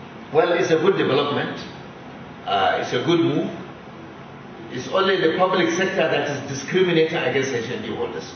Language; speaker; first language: English; non-native, local second language; Hausa